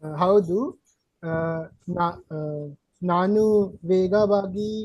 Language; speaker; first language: Kannada; non-native, learner; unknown